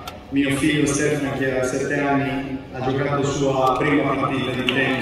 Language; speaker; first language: Italian; non-native, fluent; Serbian